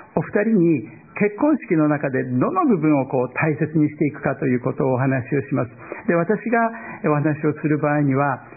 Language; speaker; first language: Japanese; native; Japanese